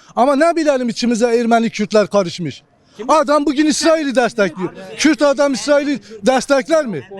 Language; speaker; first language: Turkish; non-native, local second language; Kurdish